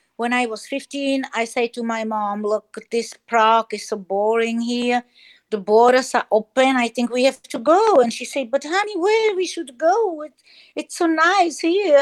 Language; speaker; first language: English; non-native, learner; German